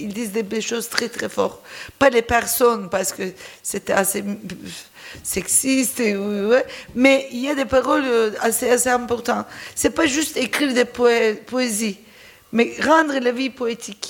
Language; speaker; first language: French; non-native, fluent; Turkish